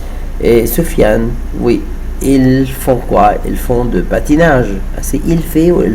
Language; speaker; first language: French; non-native, fluent; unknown